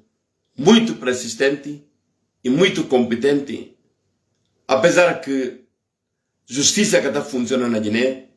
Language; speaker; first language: Portuguese; non-native, local second language; Upper Guinea Crioulo